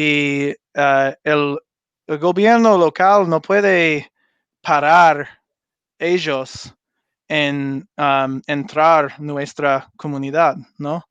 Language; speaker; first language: Spanish; non-native, learner; English